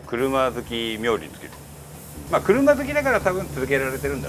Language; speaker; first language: Japanese; native; Japanese